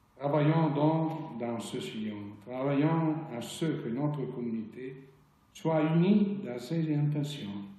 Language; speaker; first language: French; non-native, local second language; Italian